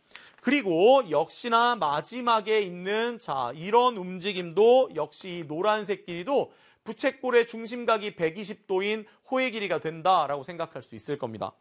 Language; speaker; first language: Korean; native; Korean